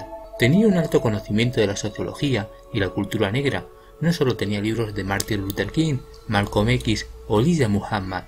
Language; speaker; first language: Spanish; native; Spanish